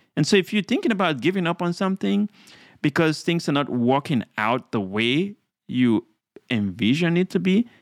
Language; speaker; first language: English; non-native, local second language; Krio